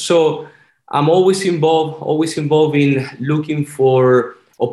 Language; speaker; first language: English; non-native, fluent; Spanish